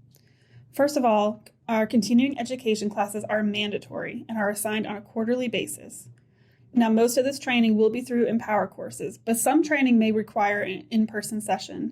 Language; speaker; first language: English; native; English